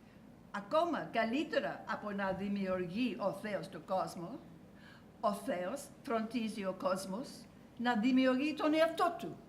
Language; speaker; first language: Greek; non-native, learner; English